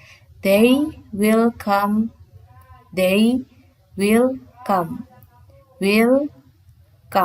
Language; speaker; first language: English; non-native, fluent; Indonesian